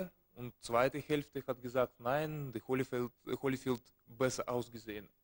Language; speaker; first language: German; non-native, learner; Russian